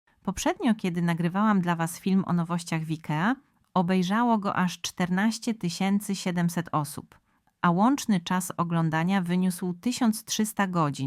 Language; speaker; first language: Polish; native; Polish